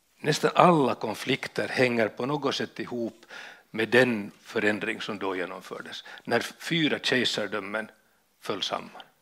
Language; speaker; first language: Swedish; native; Swedish